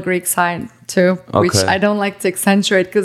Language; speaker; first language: English; non-native, fluent; German